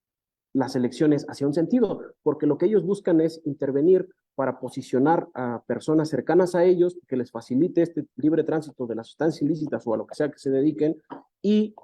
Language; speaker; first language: Spanish; native; Spanish